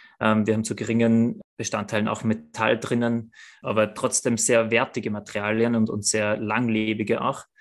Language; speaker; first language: German; native; German